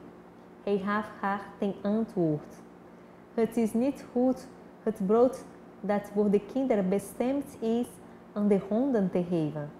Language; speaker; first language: Dutch; non-native, fluent; Portuguese